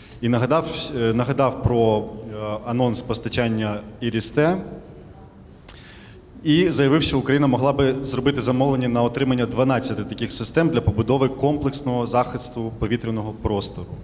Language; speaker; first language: Ukrainian; native; Ukrainian